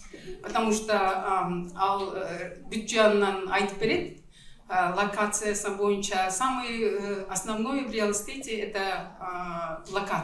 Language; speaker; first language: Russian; non-native, local second language; Kyrgyz